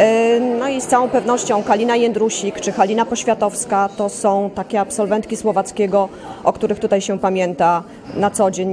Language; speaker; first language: Polish; native; Polish